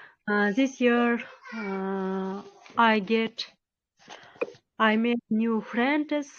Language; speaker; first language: English; non-native, learner; Kyrgyz